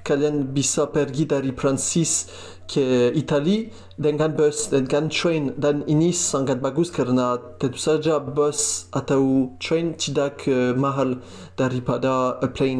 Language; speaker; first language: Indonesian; non-native, learner; French